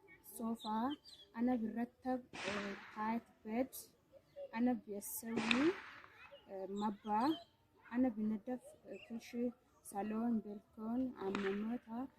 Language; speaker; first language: Arabic; non-native, learner; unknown